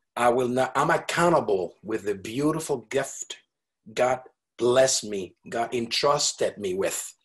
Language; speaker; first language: English; non-native, fluent; Spanish